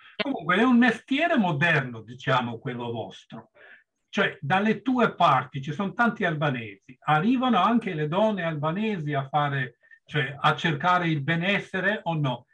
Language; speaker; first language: Italian; non-native, fluent; Albanian